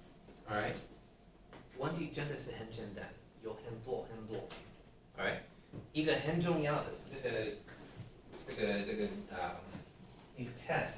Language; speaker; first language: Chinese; non-native, learner; English